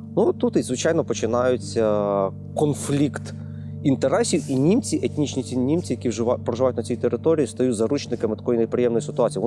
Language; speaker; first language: Ukrainian; native; Ukrainian